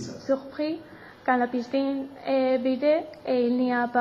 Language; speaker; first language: French; non-native, learner; Spanish